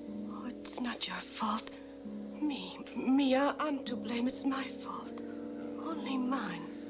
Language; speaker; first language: English; non-native, learner; Italian